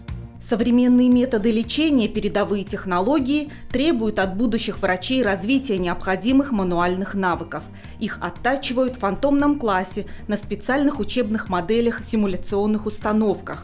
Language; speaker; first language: Russian; native; Russian